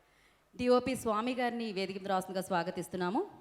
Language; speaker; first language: Telugu; native; Telugu